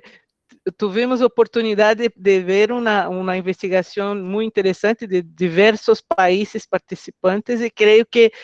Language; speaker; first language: Spanish; non-native, fluent; Portuguese